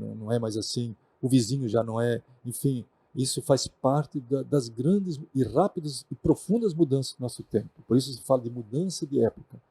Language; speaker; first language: Portuguese; non-native, local second language; German